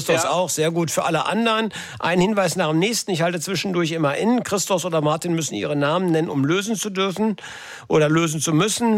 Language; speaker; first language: German; native; German